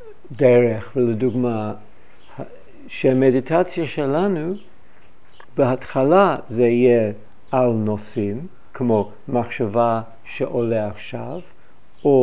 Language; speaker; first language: Hebrew; non-native, fluent; English